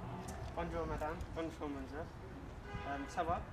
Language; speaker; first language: French; non-native, learner; English